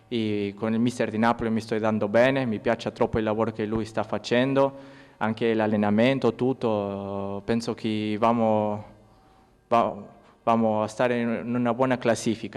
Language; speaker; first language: Italian; non-native, learner; Spanish